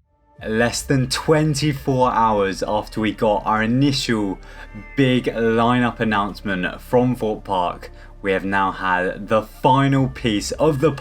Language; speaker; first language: English; native; English